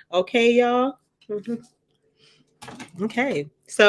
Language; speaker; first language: English; native; English